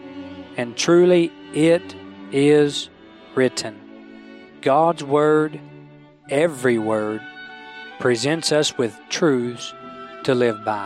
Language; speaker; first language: English; native; English